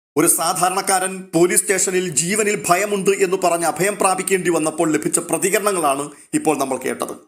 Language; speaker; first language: Malayalam; native; Malayalam